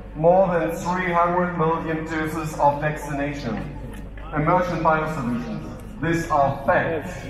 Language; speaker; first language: English; non-native, fluent; German